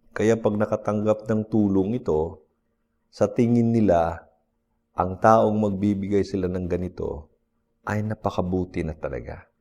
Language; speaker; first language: Filipino; non-native, local second language; Cebuano